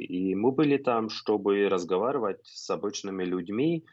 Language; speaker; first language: Russian; non-native, fluent; Norwegian